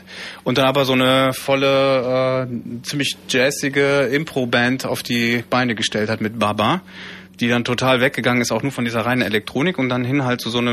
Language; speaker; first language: German; native; German